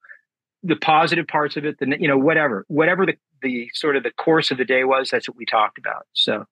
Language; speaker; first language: English; native; English